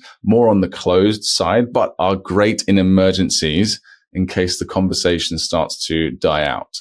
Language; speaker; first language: English; native; English